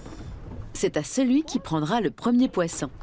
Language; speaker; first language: French; native; French